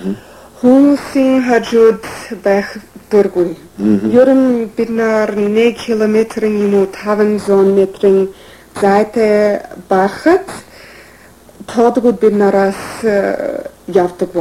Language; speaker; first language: Mongolian; non-native, fluent; English